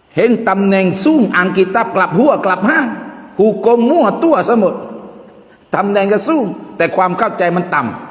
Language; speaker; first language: Thai; non-native, local second language; Malay